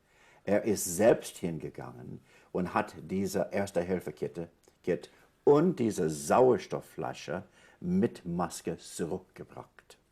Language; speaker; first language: German; non-native, fluent; English